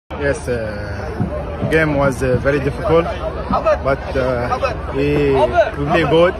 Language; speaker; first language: English; non-native, learner; Arabic